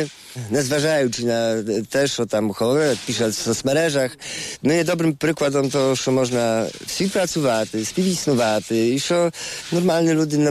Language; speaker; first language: Ukrainian; non-native, fluent; Polish